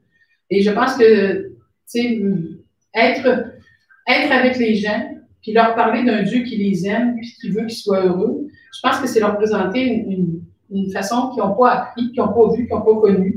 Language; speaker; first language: French; native; French